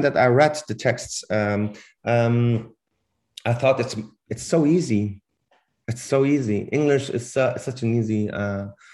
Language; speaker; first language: English; non-native, fluent; Swiss German